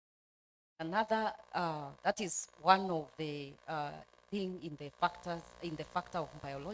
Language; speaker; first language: English; non-native, local second language; Swahili